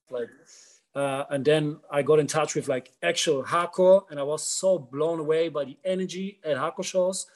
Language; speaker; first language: English; non-native, fluent; Dutch